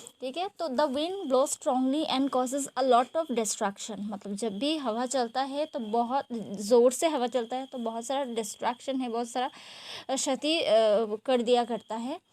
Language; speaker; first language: Hindi; non-native, local second language; Bangla